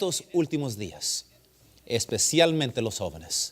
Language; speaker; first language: Spanish; early bilingual, heritage; English